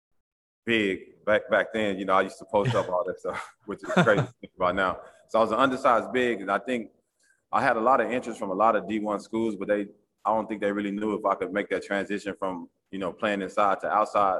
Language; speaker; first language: English; native; English